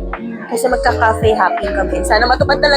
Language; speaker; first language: Filipino; native; Filipino